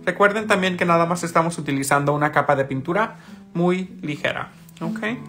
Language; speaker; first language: Spanish; early bilingual, heritage; Spanish